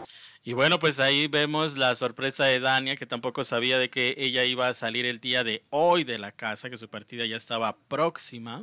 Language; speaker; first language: Spanish; native; Spanish